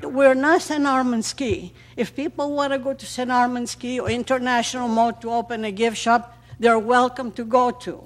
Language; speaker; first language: English; non-native, fluent; Greek